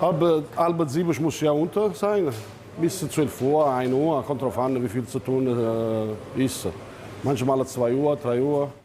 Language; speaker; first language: German; non-native, learner; Italian